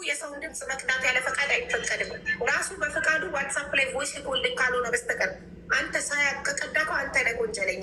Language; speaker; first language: Amharic; native; Amharic